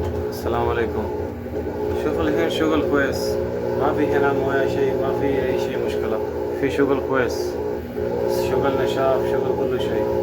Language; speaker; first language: Arabic; non-native, learner; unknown